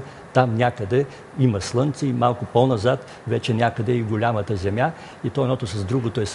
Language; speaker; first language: Bulgarian; native; Bulgarian